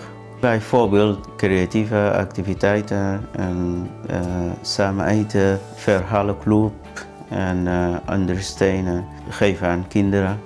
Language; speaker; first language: Dutch; non-native, learner; Arabic